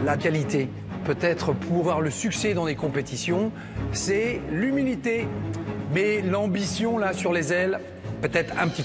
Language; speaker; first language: French; native; French